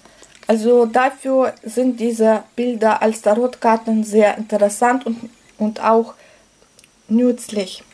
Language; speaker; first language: German; non-native, fluent; Russian